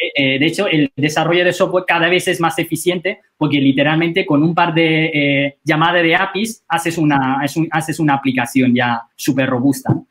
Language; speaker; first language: Spanish; non-native, fluent; Chinese